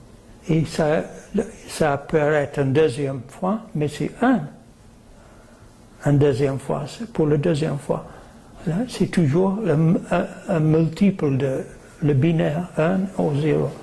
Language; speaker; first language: French; non-native, learner; English